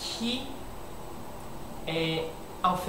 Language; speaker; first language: French; non-native, learner; English